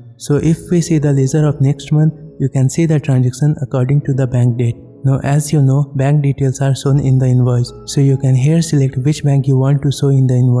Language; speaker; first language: English; non-native, local second language; Hindi